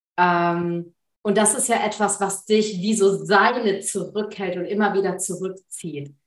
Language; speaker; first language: German; early bilingual, other home language; Tamil